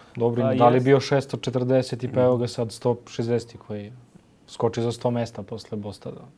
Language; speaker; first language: Serbian; native; Serbian